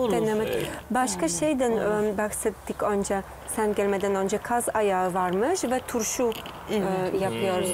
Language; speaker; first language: Turkish; non-native, fluent; Polish